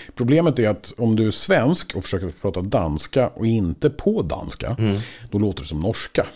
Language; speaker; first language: Swedish; native; Swedish